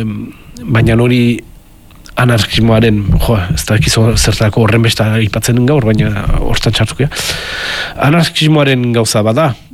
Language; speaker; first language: Basque; native; Basque